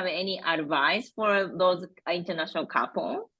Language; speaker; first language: English; non-native, fluent; Japanese